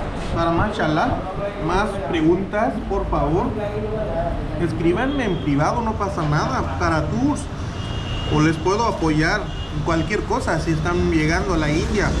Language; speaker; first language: Spanish; non-native, fluent; Hindi